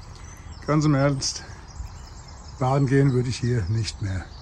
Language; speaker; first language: German; native; German